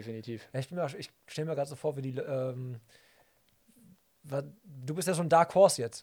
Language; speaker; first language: German; native; German